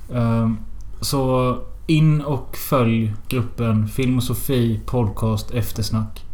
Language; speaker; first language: Swedish; native; Swedish